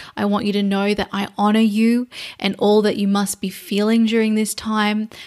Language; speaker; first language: English; native; English